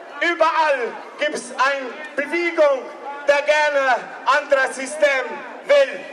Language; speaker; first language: German; non-native, learner; Arabic